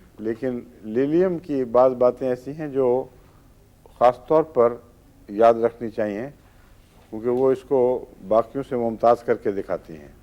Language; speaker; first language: Urdu; native; Urdu